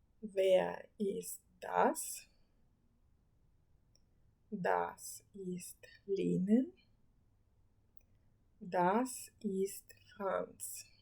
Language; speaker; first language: German; non-native, fluent; Ukrainian